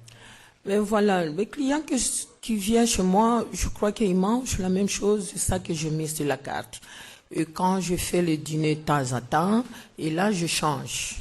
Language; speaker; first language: French; non-native, learner; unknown